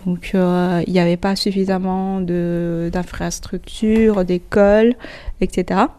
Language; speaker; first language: French; non-native, fluent; Chinese